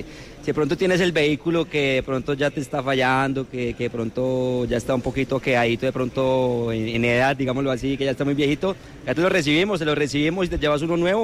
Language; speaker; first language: Spanish; native; Spanish